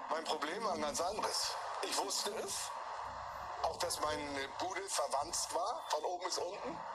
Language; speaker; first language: German; native; German